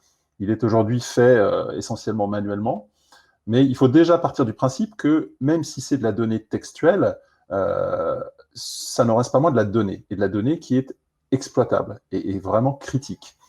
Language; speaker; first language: French; native; French